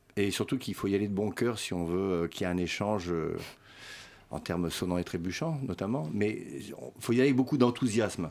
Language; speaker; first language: French; early bilingual, other home language; Swedish